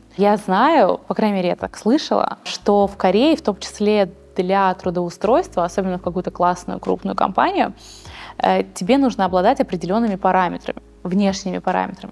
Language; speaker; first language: Russian; native; Russian